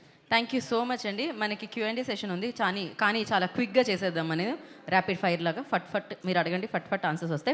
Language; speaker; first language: Telugu; native; Telugu